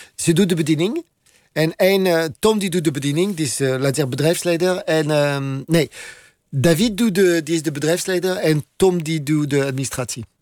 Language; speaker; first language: Dutch; non-native, learner; French